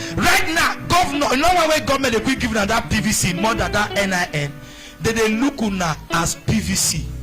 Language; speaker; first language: Nigerian Pidgin; non-native, local second language; Igbo